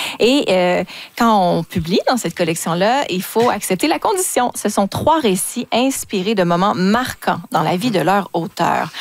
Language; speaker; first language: French; native; French